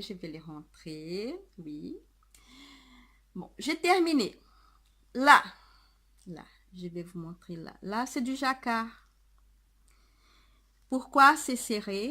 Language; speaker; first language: French; non-native, fluent; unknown